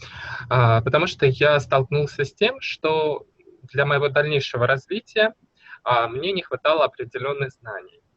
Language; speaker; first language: Russian; native; Russian